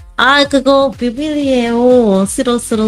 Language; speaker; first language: Korean; non-native, learner; Indonesian